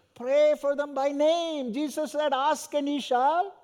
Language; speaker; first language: English; non-native, local second language; Malayalam